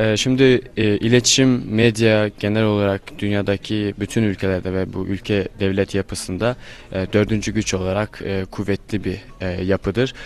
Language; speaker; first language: Turkish; non-native, fluent; Kyrgyz